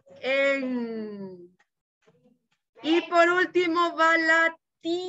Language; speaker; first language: Spanish; native; Spanish